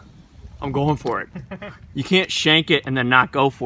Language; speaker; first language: English; native; English